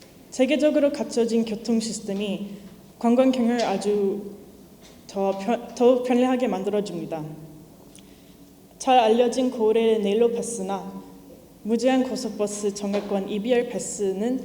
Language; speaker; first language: Korean; non-native, fluent; English